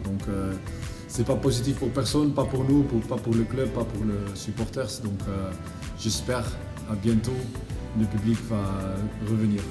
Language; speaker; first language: French; non-native, learner; Dutch